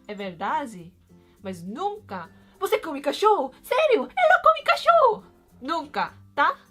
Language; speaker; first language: Portuguese; non-native, fluent; Korean